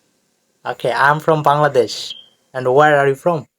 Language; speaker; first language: English; non-native, fluent; Bangla